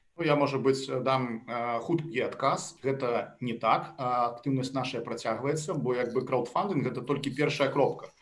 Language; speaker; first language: Belarusian; non-native, local second language; Russian